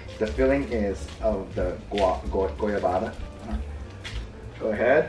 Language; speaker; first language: English; native; English